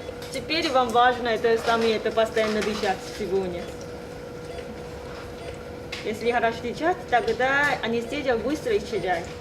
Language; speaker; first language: Russian; non-native, learner; Korean